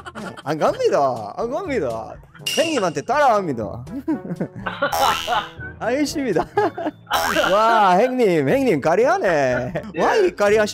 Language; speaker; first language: Korean; non-native, fluent; Spanish